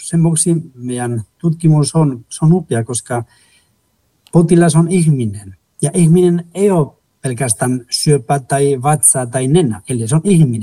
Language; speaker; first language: Finnish; non-native, fluent; Spanish